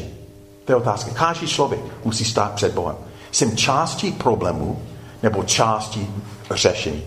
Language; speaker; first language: Czech; non-native, fluent; English